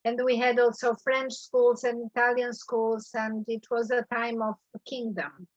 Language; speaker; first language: English; non-native, learner; Albanian